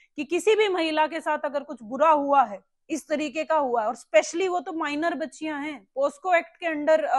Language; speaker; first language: Hindi; native; Hindi